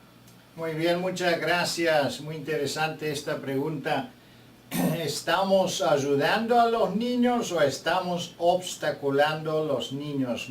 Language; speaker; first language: Spanish; non-native, fluent; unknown